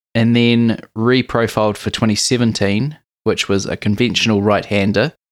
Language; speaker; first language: English; native; English